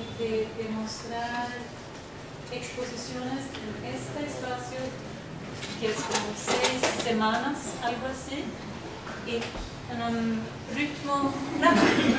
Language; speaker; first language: Spanish; non-native, learner; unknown